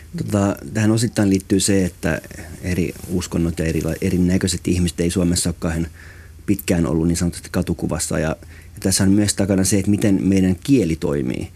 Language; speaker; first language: Finnish; native; Finnish